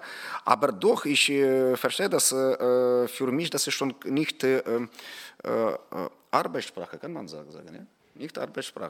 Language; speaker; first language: German; non-native, fluent; Ukrainian